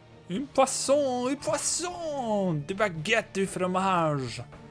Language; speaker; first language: French; non-native, learner; Dutch